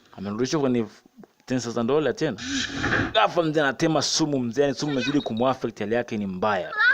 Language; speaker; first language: Swahili; native; Swahili